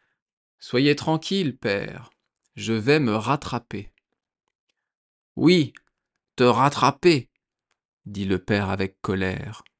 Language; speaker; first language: French; native; French